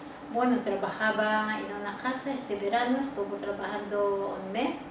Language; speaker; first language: Spanish; non-native, local second language; Filipino